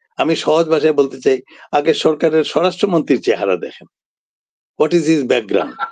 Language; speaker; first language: Bangla; native; Bangla